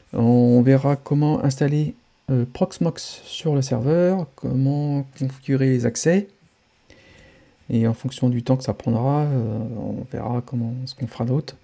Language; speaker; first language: French; native; French